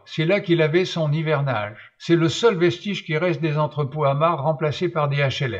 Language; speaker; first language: French; native; French